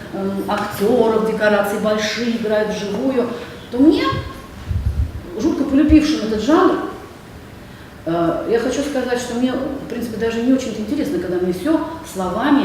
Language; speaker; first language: Russian; native; Russian